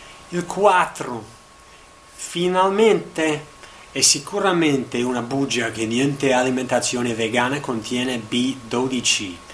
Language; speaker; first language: Italian; non-native, learner; English